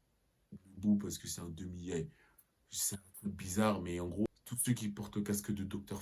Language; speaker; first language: French; native; French